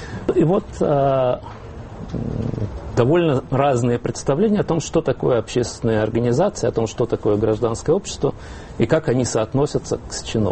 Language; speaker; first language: Russian; native; Russian